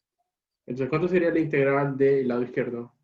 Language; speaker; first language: Spanish; native; Spanish